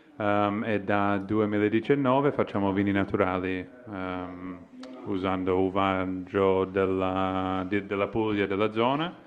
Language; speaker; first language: Italian; non-native, fluent; English